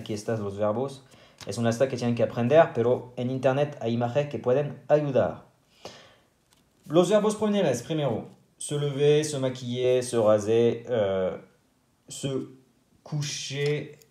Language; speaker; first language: Spanish; non-native, fluent; French